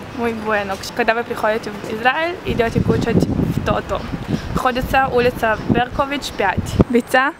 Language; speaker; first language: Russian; early bilingual, heritage; Russian